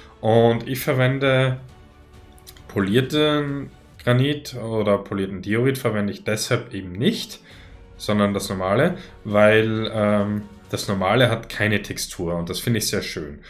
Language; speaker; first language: German; native; German